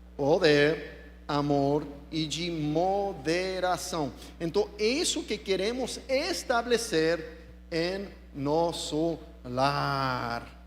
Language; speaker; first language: Portuguese; non-native, fluent; English